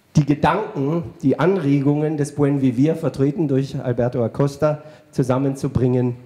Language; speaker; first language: German; native; German